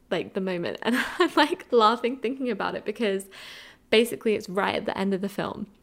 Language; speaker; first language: English; native; English